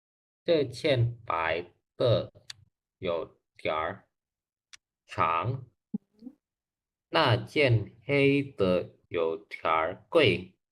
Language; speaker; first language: Chinese; non-native, learner; Indonesian